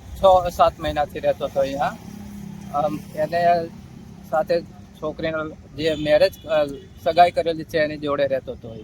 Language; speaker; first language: Gujarati; non-native, local second language; Rathawi